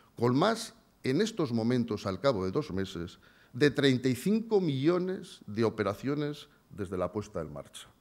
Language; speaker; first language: Spanish; native; Spanish